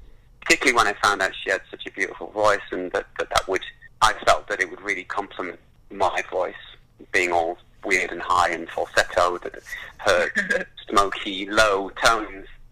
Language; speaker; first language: English; native; English